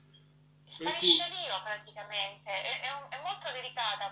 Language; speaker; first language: Italian; native; Italian